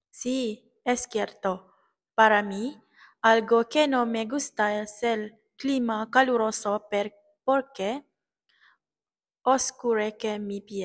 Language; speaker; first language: Spanish; non-native, learner; Malay